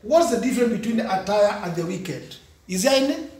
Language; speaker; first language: English; non-native, local second language; Swahili